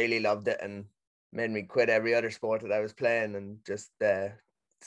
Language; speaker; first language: English; native; English